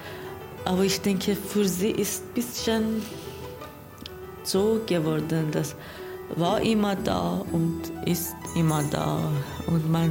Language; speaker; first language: German; non-native, learner; Persian